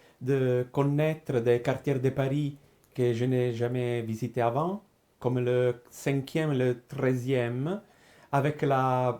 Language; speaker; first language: French; non-native, fluent; Italian